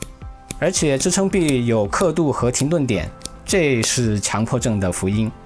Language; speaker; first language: Chinese; native; Chinese